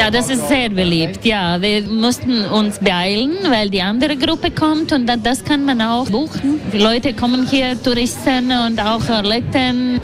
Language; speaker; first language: German; non-native, learner; Latvian